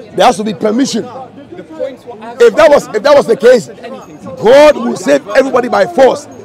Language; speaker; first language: English; non-native, local second language; Ga